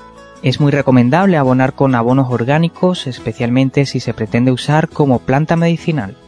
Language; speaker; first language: Spanish; native; Spanish